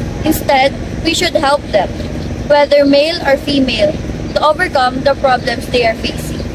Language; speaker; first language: English; non-native, local second language; Filipino